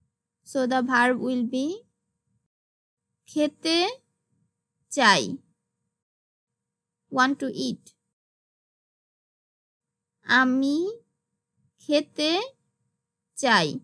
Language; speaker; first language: English; non-native, local second language; Bangla